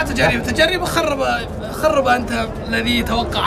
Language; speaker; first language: Arabic; non-native, learner; Chinese